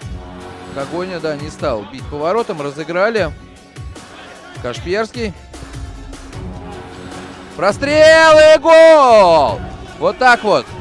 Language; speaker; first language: Russian; native; Russian